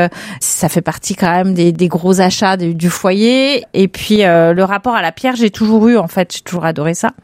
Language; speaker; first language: French; native; French